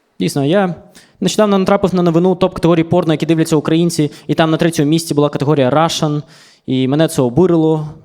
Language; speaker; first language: Ukrainian; non-native, local second language; Russian